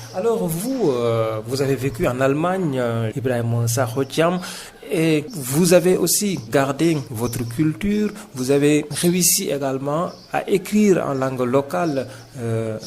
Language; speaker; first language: French; non-native, local second language; Wolof